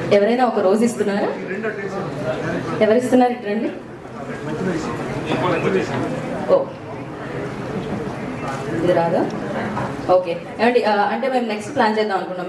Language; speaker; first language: Telugu; native; Telugu